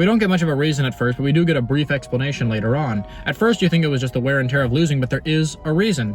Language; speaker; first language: English; native; English